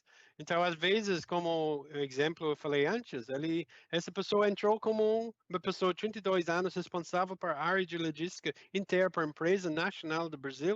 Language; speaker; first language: Portuguese; non-native, fluent; English